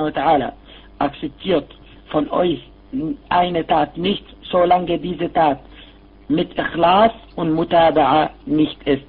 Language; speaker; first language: German; non-native, fluent; Arabic